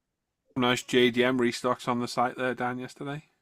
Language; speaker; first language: English; native; English